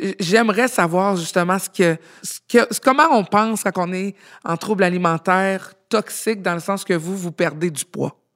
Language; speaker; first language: French; native; French